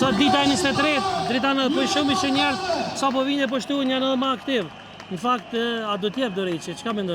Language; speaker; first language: Albanian; native; Albanian